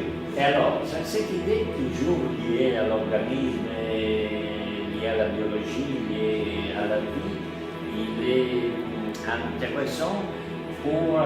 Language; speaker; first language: French; non-native, learner; Italian